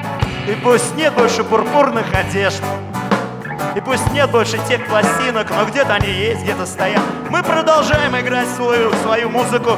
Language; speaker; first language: Russian; native; Russian